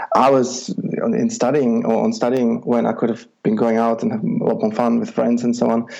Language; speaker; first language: English; non-native, fluent; Czech